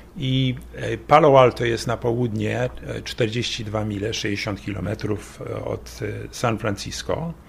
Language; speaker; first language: Polish; early bilingual, heritage; Polish